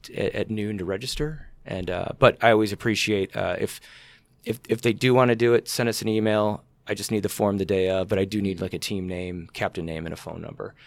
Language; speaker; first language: English; native; English